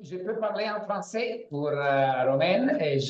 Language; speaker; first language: French; non-native, learner; Italian